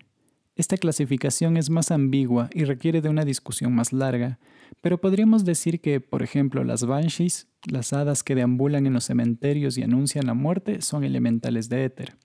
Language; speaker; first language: Spanish; native; Spanish